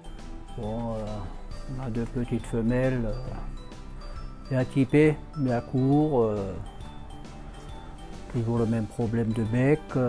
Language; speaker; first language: French; native; French